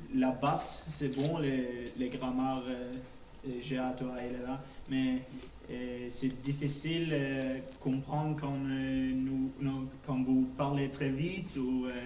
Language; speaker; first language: French; non-native, learner; Norwegian